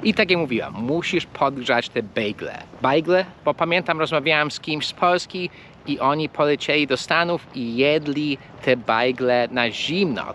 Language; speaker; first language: Polish; non-native, fluent; English